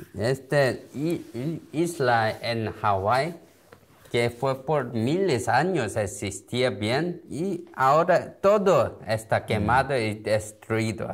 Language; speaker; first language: Spanish; non-native, learner; Korean